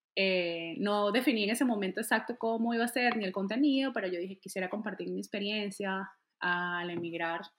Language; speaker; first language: Spanish; native; Spanish